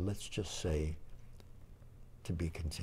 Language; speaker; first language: English; native; English